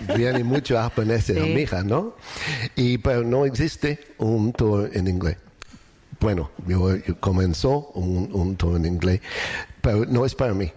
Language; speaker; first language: Spanish; non-native, learner; English